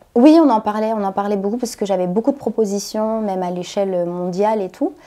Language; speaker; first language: French; native; French